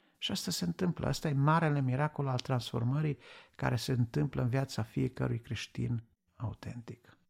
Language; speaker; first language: Romanian; native; Romanian